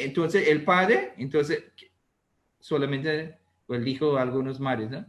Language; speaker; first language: Spanish; non-native, learner; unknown